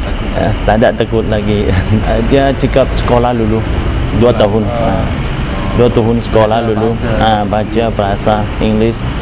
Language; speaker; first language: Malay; non-native, learner; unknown